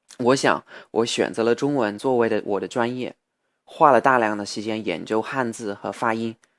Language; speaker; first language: Chinese; non-native, fluent; English